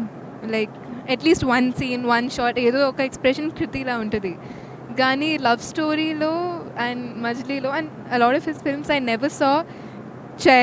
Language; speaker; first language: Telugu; non-native, local second language; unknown